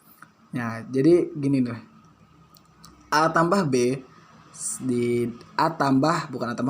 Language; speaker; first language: Indonesian; native; Indonesian